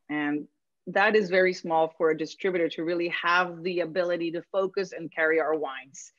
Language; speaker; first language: English; non-native, fluent; Spanish